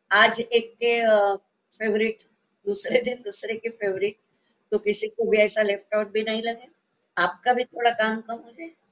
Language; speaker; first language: Hindi; non-native, local second language; Marathi